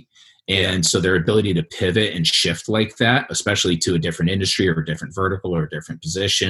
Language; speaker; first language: English; native; English